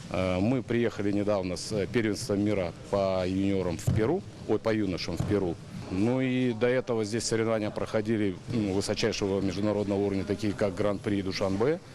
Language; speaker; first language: Russian; native; Russian